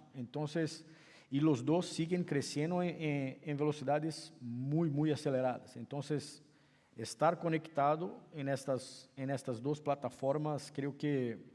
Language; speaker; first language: Spanish; non-native, fluent; Portuguese